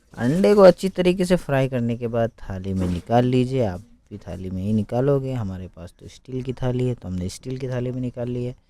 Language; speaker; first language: Hindi; non-native, local second language; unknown